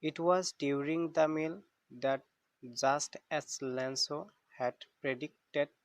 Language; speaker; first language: English; non-native, local second language; Assamese